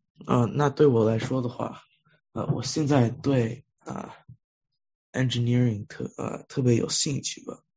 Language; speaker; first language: Chinese; early bilingual, heritage; Chinese